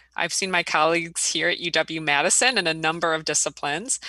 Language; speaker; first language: English; native; English